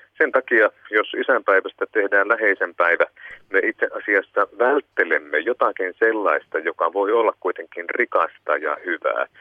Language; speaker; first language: Finnish; native; Finnish